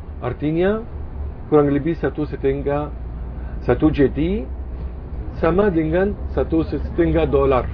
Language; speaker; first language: Indonesian; non-native, fluent; Arabic